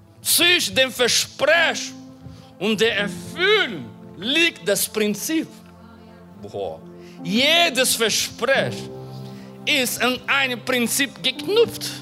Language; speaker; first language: German; non-native, fluent; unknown